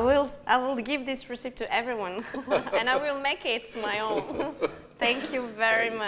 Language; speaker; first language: English; non-native, learner; French